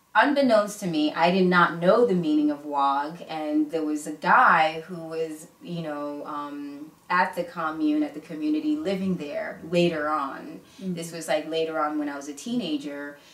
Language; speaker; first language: English; early bilingual, other home language; Igbo